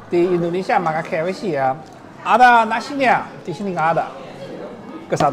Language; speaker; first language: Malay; non-native, fluent; Chinese